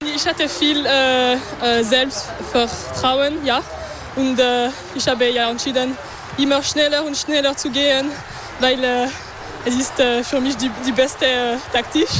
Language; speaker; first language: German; non-native, local second language; French